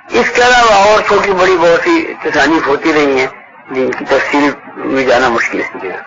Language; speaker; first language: Urdu; native; Urdu